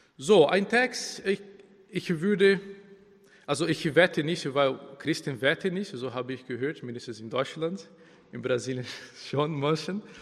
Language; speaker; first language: German; non-native, fluent; Portuguese